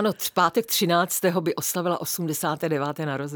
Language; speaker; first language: Czech; native; Czech